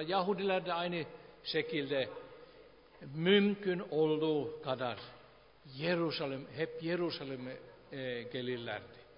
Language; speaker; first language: Turkish; non-native, fluent; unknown